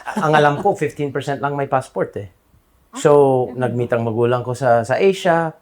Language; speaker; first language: Filipino; non-native, fluent; English